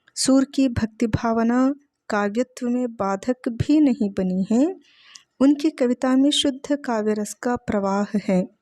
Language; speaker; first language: Hindi; non-native, local second language; Telugu